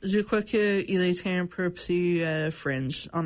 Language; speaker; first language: French; non-native, local second language; English